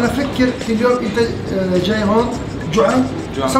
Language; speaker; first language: Arabic; non-native, learner; Turkish